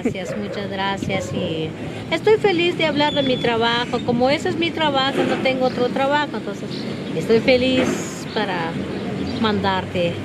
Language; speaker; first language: Spanish; non-native, local second language; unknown